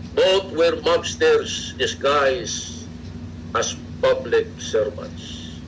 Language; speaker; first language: English; non-native, local second language; Cebuano